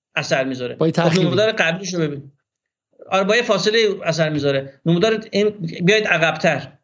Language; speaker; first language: Persian; non-native, local second language; Azerbaijani